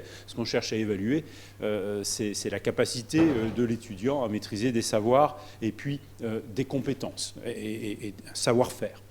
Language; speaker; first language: French; native; French